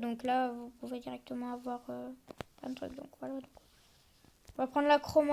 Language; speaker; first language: French; native; French